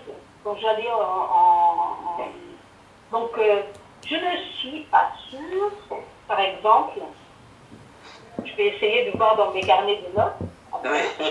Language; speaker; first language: French; non-native, fluent; Arabic